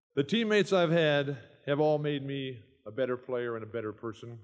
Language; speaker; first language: English; native; English